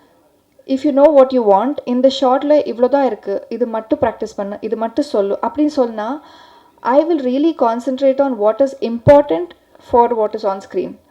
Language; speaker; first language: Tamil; non-native, learner; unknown